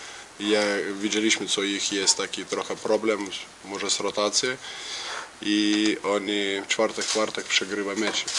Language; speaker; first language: Polish; non-native, learner; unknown